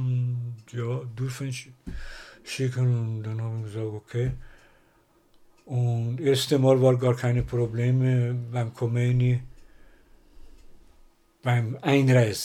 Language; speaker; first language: German; non-native, learner; Persian